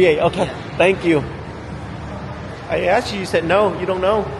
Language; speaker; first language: English; early bilingual, heritage; Vietnamese